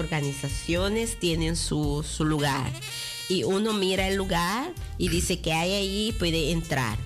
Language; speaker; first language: Spanish; non-native, local second language; Dutch